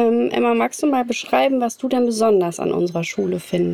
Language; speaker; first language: German; native; German